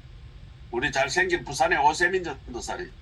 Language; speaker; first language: Korean; native; Korean